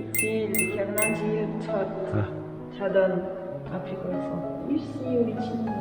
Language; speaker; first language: Korean; non-native, learner; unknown